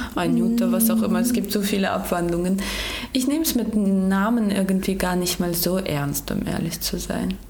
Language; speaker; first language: German; early bilingual, other home language; Georgian